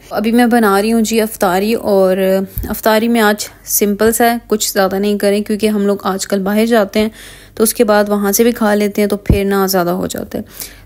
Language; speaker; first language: Urdu; non-native, local second language; Punjabi